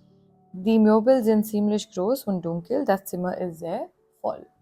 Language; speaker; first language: German; non-native, fluent; Gujarati